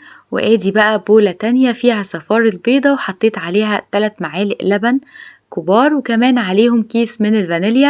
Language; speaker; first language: Arabic; native; Arabic